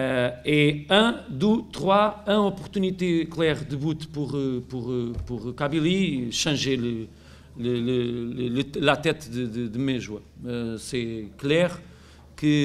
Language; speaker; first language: French; non-native, learner; Portuguese